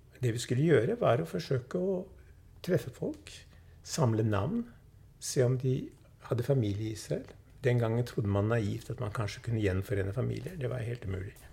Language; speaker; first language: Norwegian; early bilingual, other home language; Swedish